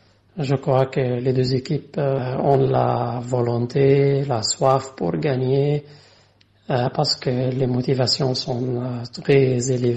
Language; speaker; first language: French; non-native, fluent; Arabic